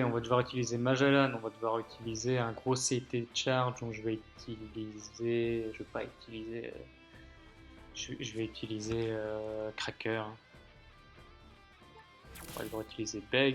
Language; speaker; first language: French; native; French